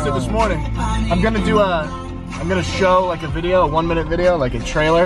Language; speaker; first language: English; native; English